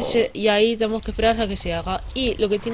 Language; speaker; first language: Spanish; native; Spanish